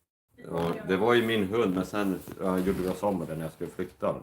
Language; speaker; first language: Swedish; non-native, fluent; English